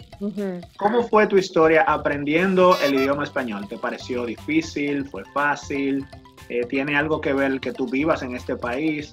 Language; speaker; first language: Spanish; native; Spanish